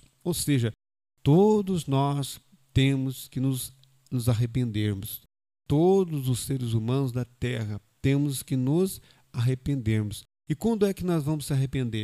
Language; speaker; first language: Portuguese; native; Portuguese